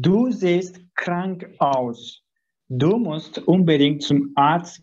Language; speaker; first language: German; non-native, learner; Turkish